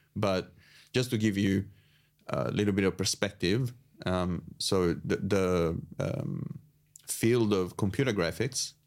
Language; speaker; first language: English; non-native, fluent; Italian